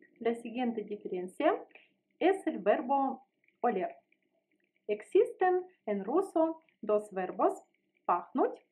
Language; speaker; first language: Spanish; non-native, learner; Russian